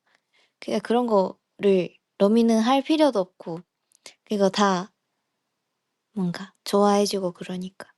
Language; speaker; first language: Korean; non-native, fluent; Japanese